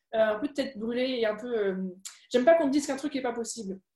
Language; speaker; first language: French; native; French